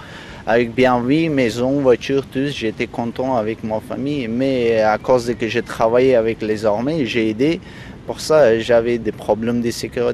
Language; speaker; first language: French; non-native, learner; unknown